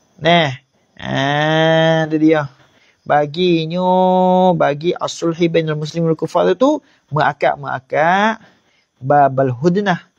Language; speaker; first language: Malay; native; Malay